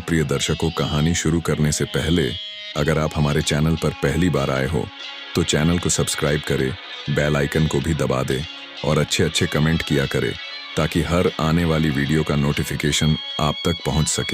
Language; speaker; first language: Hindi; native; Hindi